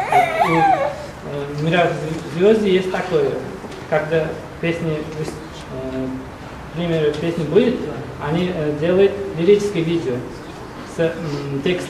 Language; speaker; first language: Russian; non-native, local second language; Uzbek